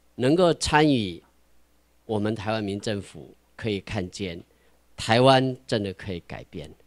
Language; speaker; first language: Chinese; non-native, local second language; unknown